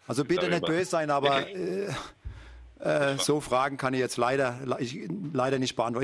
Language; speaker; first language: German; native; German